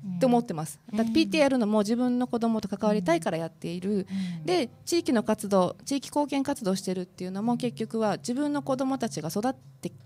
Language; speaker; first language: Japanese; native; Japanese